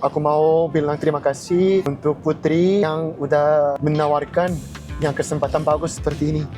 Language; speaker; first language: Indonesian; non-native, learner; Korean